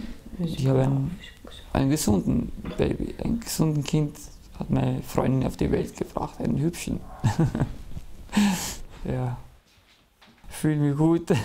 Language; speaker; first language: German; early bilingual, other home language; Kurdish